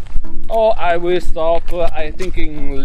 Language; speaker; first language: English; non-native, learner; Italian